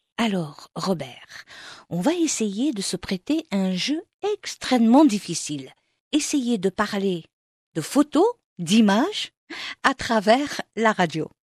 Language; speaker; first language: French; non-native, local second language; Arabic